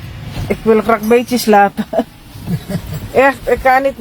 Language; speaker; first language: Dutch; non-native, learner; Filipino